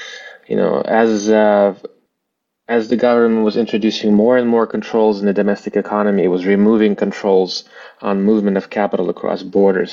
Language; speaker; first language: English; non-native, fluent; Russian